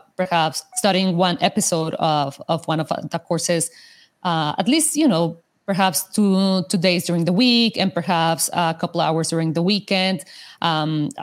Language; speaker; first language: English; non-native, fluent; Spanish